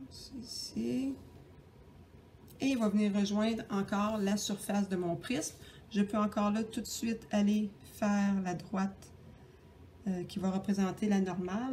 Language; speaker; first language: French; native; French